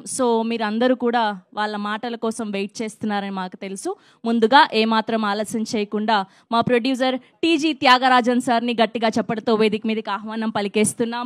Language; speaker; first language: Telugu; native; Telugu